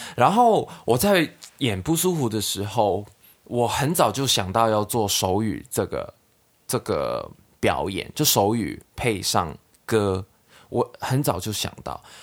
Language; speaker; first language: Chinese; non-native, local second language; Cantonese